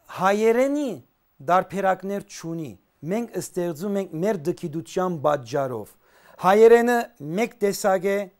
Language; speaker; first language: Armenian; native; Armenian